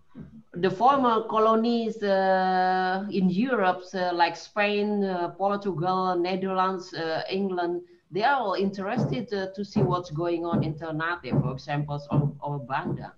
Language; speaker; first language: English; non-native, fluent; Indonesian